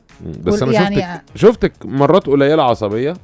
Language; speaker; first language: Arabic; native; Arabic